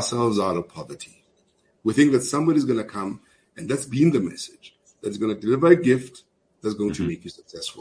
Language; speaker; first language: English; non-native, local second language; Zulu